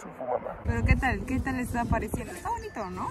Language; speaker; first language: Spanish; native; Spanish